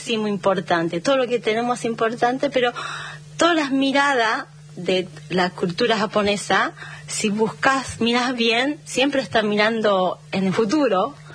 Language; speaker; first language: Spanish; non-native, learner; Japanese